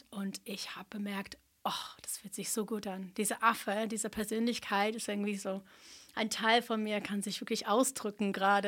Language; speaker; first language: German; non-native, fluent; English